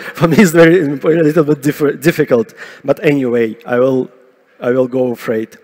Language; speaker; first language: English; non-native, fluent; Russian